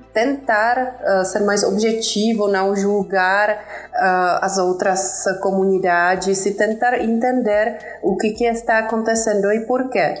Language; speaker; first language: Portuguese; non-native, fluent; Czech